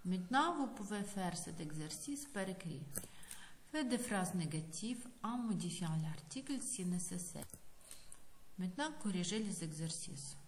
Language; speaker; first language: French; non-native, fluent; Ukrainian